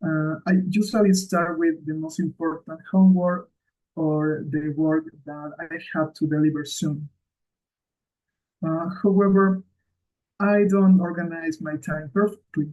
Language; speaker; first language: English; non-native, learner; Spanish